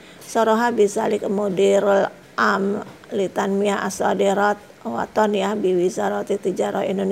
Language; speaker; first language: Arabic; non-native, fluent; Indonesian